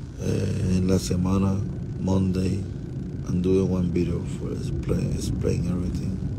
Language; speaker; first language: English; non-native, learner; Spanish